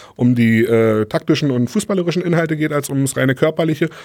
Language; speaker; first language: German; native; German